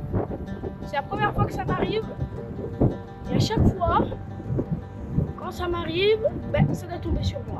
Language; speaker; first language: French; native; French